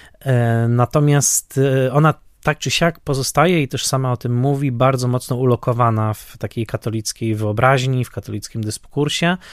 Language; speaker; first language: Polish; native; Polish